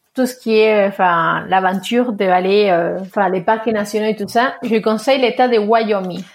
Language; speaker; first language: French; early bilingual, other home language; Spanish